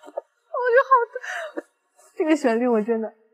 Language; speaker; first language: Chinese; native; Chinese